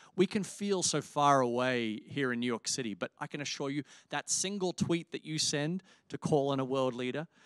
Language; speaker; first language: English; native; English